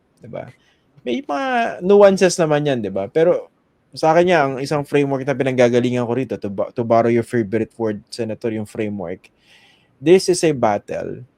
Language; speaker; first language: Filipino; native; Filipino